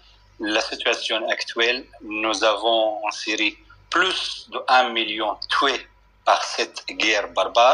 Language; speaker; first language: French; non-native, fluent; Arabic